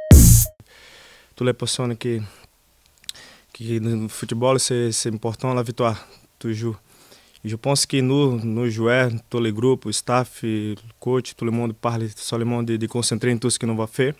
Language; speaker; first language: French; non-native, learner; Portuguese